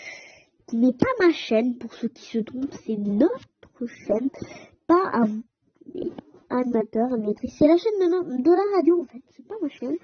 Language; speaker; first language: French; native; French